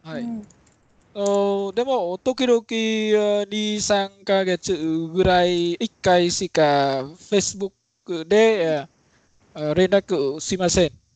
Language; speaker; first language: Japanese; non-native, learner; Vietnamese